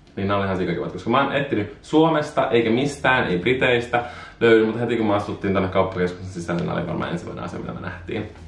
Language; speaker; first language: Finnish; native; Finnish